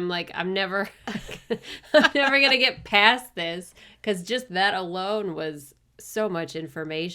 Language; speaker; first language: English; native; English